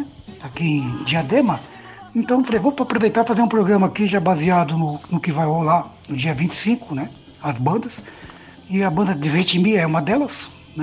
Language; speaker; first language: Portuguese; native; Portuguese